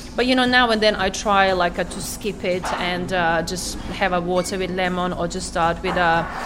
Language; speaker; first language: English; non-native, fluent; Croatian